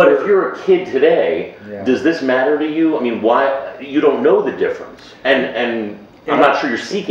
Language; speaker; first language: English; native; English